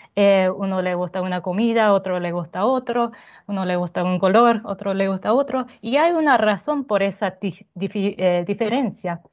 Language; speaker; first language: Spanish; non-native, fluent; Japanese